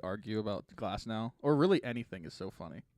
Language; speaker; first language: English; native; English